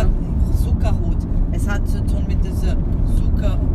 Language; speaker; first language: German; non-native, fluent; Portuguese